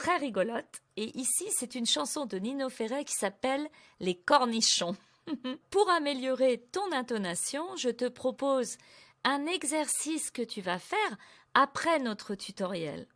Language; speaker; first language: French; native; French